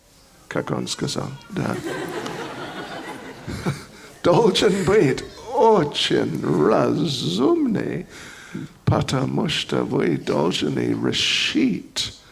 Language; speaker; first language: Russian; non-native, fluent; English